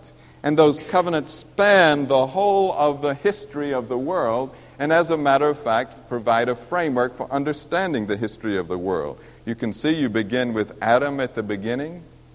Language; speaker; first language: English; native; English